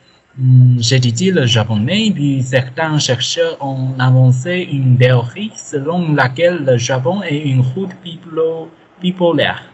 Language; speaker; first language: French; non-native, learner; Chinese